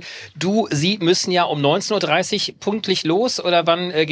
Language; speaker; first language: German; native; German